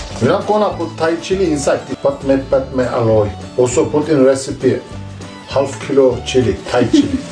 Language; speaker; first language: English; non-native, learner; Turkish